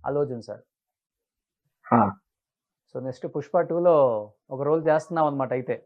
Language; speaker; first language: Telugu; native; Telugu